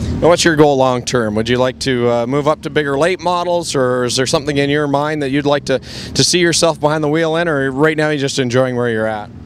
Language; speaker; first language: English; native; English